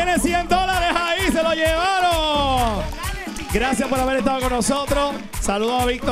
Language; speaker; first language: Spanish; native; Spanish